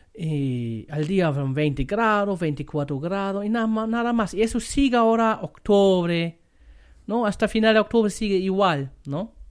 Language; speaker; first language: Spanish; non-native, fluent; German